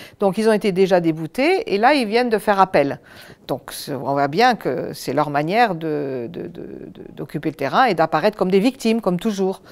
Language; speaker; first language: French; native; French